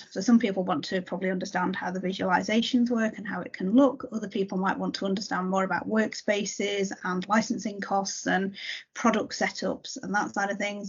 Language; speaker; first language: English; native; English